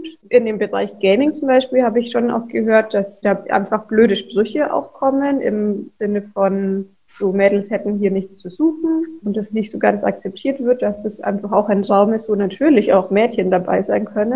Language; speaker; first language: German; native; German